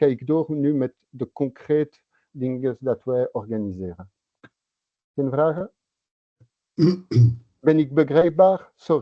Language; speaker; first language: Dutch; non-native, local second language; French